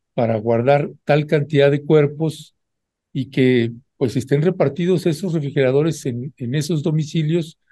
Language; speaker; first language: Spanish; native; Spanish